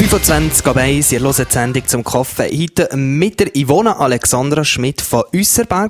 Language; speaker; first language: German; native; German